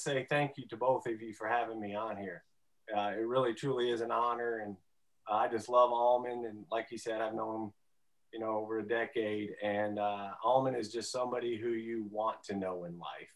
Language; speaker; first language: English; native; English